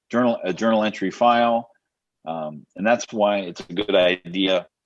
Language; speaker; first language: English; native; English